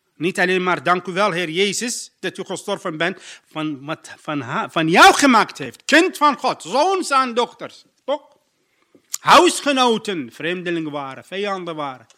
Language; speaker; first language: Dutch; non-native, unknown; Arabic